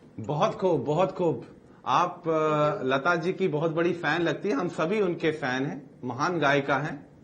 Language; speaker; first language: Hindi; native; Hindi